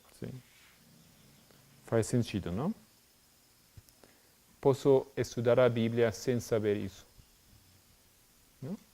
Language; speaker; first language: Portuguese; non-native, fluent; German